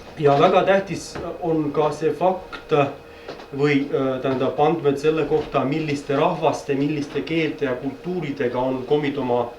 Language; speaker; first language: Estonian; non-native, fluent; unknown